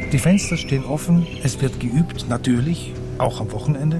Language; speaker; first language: German; native; German